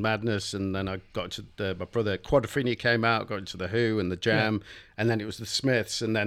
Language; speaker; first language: English; native; English